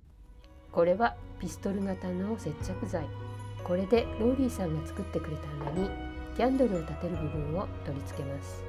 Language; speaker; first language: Japanese; native; Japanese